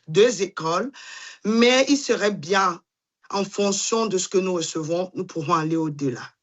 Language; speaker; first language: French; non-native, local second language; Duala